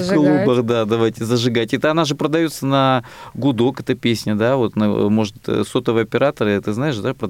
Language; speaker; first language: Russian; native; Russian